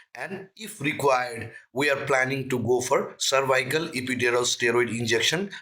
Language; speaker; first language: English; non-native, local second language; Nepali